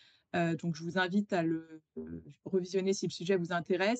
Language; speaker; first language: French; native; French